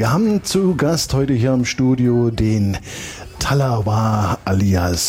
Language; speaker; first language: German; native; German